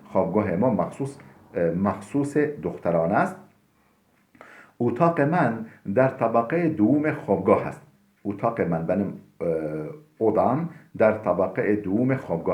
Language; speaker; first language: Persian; non-native, fluent; Turkish